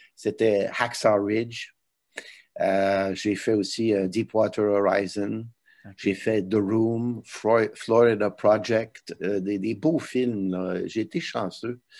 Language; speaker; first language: French; native; French